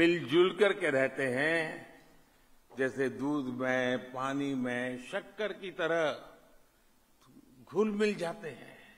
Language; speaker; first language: Hindi; non-native, local second language; Gujarati